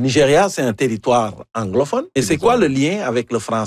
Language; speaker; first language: French; native; French